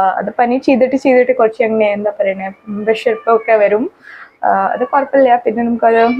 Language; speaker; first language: Malayalam; non-native, learner; Hindi